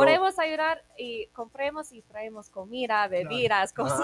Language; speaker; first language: Spanish; non-native, learner; English